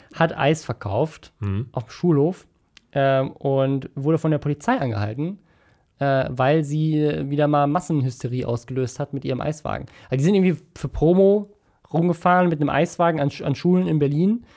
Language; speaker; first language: German; native; German